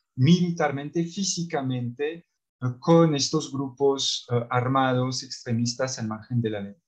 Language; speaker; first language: Spanish; non-native, fluent; French